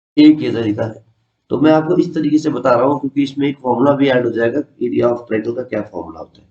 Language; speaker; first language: Hindi; native; Hindi